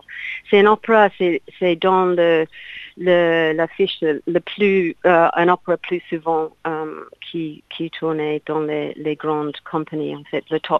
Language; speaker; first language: French; non-native, learner; English